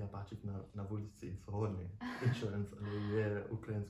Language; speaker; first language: Ukrainian; non-native, learner; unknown